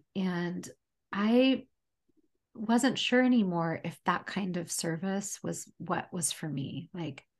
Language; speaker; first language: English; native; English